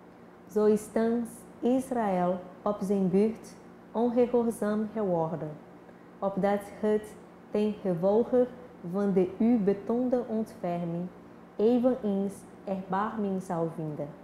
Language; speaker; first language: Dutch; non-native, fluent; Portuguese